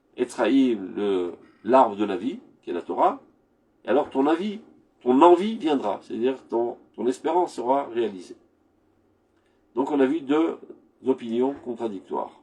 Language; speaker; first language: French; native; French